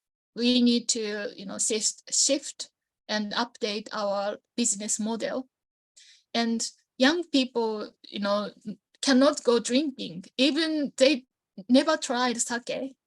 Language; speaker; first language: English; non-native, learner; Japanese